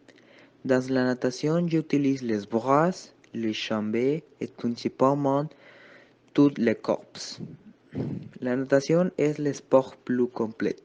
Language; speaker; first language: French; non-native, learner; Spanish